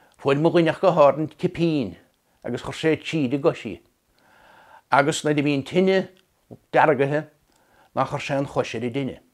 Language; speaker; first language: Irish; native; Irish